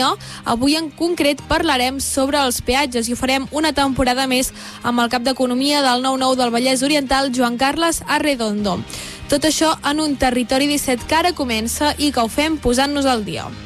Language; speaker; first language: Catalan; native; Catalan